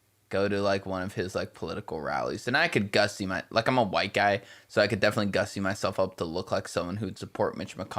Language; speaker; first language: English; native; English